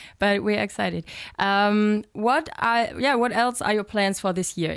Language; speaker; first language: English; non-native, fluent; German